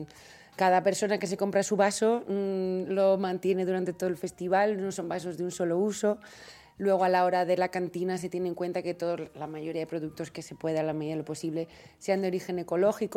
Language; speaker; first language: Spanish; native; Spanish